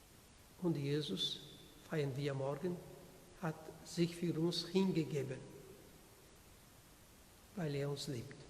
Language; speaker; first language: German; non-native, learner; Portuguese